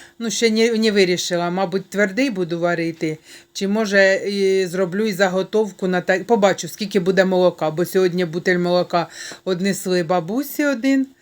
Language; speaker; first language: Ukrainian; native; Ukrainian